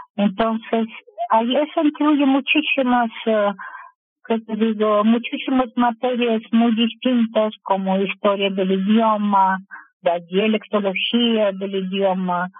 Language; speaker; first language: Spanish; non-native, fluent; Russian